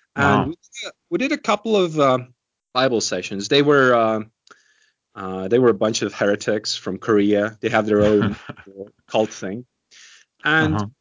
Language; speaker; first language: English; non-native, fluent; Estonian